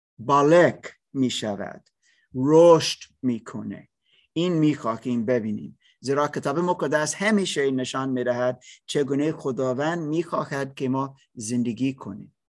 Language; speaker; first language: Persian; non-native, learner; English